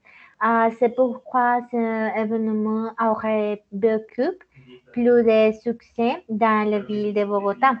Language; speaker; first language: French; non-native, learner; Spanish